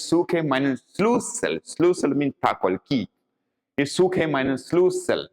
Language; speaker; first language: German; non-native, fluent; Malayalam